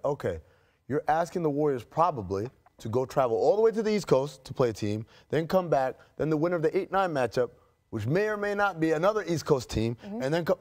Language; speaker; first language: English; native; English